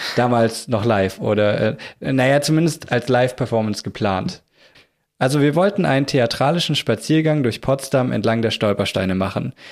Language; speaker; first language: German; native; German